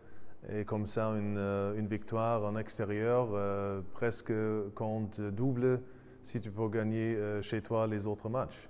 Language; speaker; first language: French; non-native, fluent; German